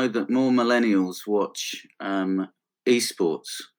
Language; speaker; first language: English; native; English